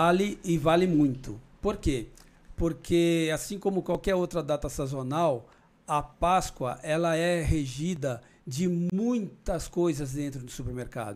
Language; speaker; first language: Portuguese; native; Portuguese